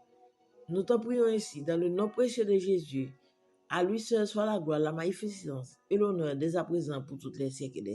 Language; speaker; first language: French; non-native, local second language; Haitian Creole